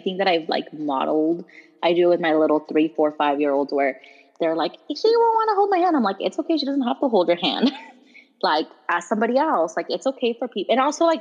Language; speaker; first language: English; early bilingual, other home language; Spanish